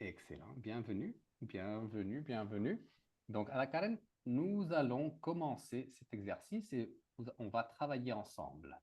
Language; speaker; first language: French; native; French